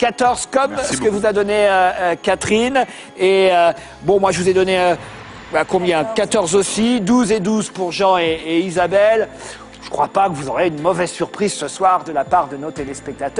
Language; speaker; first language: French; native; French